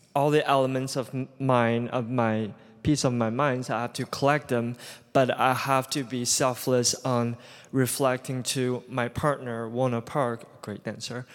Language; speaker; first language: English; non-native, fluent; Chinese